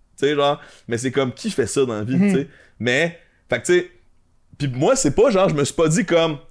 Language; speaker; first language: French; native; French